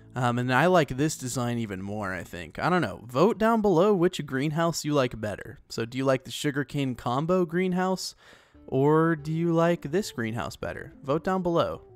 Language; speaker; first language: English; native; English